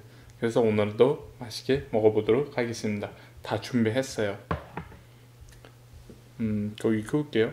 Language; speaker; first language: Korean; non-native, learner; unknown